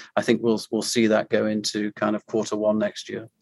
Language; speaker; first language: English; native; English